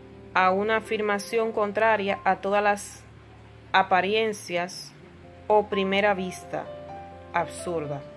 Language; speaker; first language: Spanish; native; Spanish